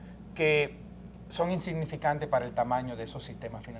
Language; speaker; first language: Spanish; native; Spanish